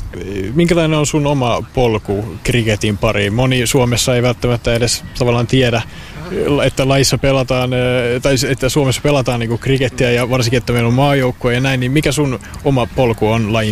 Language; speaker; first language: Finnish; native; Finnish